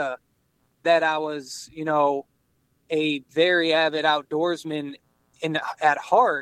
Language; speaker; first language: English; native; English